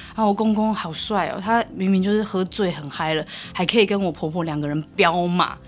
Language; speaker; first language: Chinese; native; Chinese